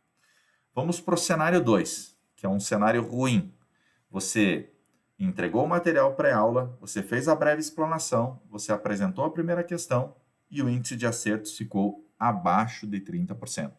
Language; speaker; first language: Portuguese; native; Portuguese